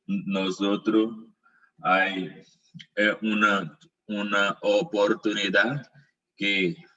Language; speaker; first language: Portuguese; non-native, learner; Spanish